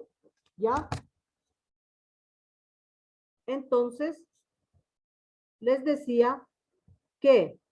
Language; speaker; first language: Spanish; native; Spanish